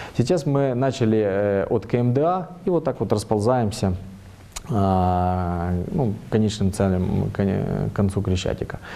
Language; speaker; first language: Russian; native; Russian